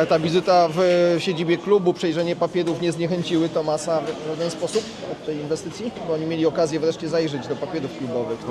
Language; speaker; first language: Polish; native; Polish